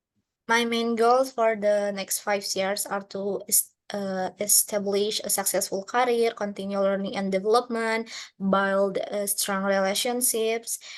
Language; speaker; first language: English; non-native, learner; Indonesian